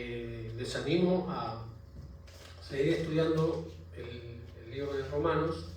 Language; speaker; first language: Spanish; native; Spanish